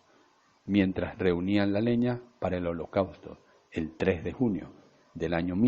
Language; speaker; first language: Spanish; native; Spanish